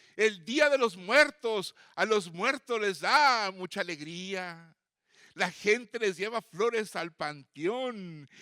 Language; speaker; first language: Spanish; native; Spanish